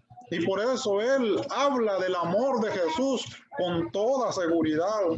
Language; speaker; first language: Spanish; native; Spanish